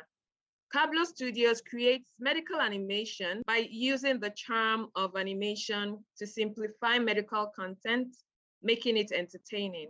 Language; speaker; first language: English; non-native, local second language; Yoruba